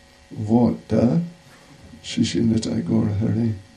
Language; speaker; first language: Russian; non-native, learner; English